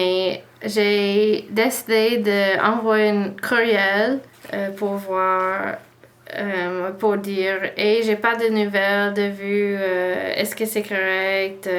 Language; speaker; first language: French; non-native, learner; English